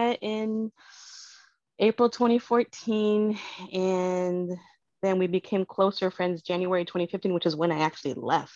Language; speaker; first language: English; early bilingual, other home language; Spanish